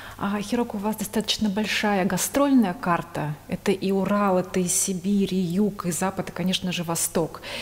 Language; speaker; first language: Russian; native; Russian